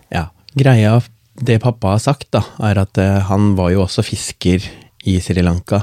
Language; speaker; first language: Norwegian; non-native, local second language; Tamil